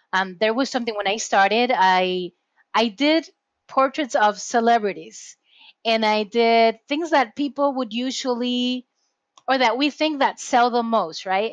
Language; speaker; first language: English; non-native, fluent; Spanish